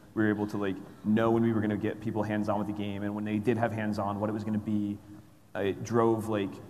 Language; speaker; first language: English; native; English